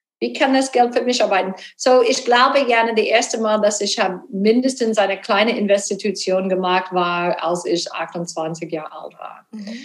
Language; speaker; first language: German; non-native, learner; English